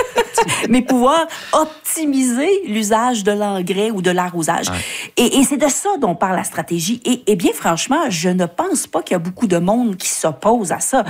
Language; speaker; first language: French; native; French